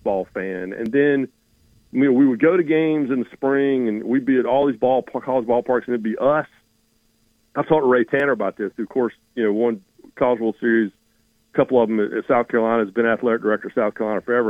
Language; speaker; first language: English; native; English